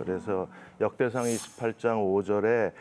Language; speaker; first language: Korean; native; Korean